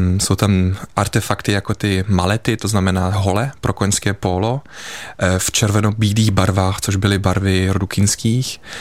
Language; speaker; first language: Czech; early bilingual, heritage; Czech